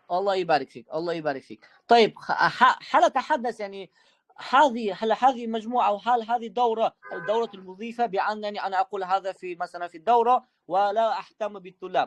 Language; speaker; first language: Arabic; non-native, fluent; Uzbek